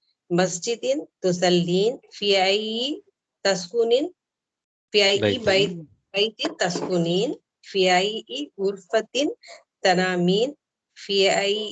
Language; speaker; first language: Arabic; non-native, learner; Tamil